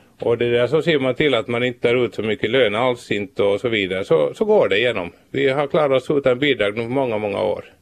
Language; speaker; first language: Swedish; native; Swedish